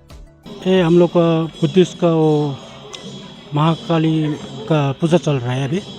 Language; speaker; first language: Hindi; non-native, learner; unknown